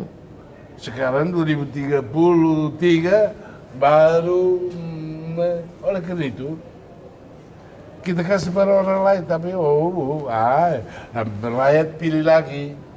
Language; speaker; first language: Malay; non-native, local second language; Portuguese